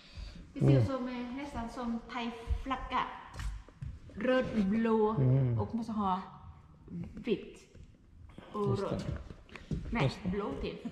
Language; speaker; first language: Swedish; non-native, learner; Thai